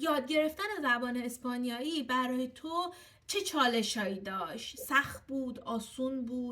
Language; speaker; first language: Persian; native; Persian